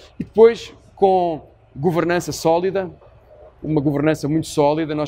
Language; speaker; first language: Portuguese; native; Portuguese